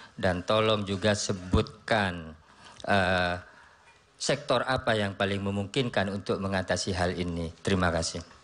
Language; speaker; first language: Indonesian; non-native, local second language; Madurese